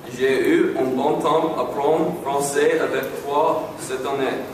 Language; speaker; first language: French; non-native, learner; English